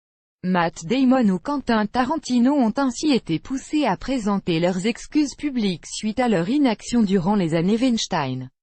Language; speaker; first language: French; native; French